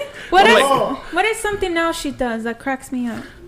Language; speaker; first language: English; early bilingual, other home language; Spanish